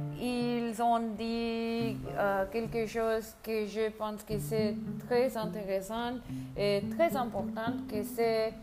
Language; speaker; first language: French; non-native, learner; Spanish